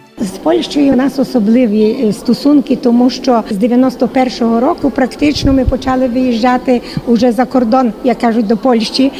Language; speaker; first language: Ukrainian; native; Ukrainian